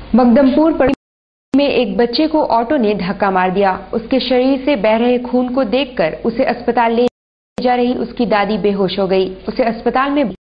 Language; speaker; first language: Hindi; native; Hindi